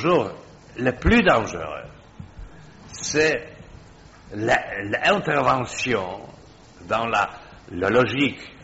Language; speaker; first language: French; non-native, fluent; Polish